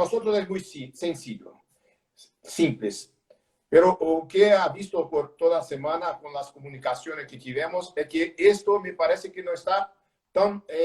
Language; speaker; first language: Spanish; non-native, learner; Portuguese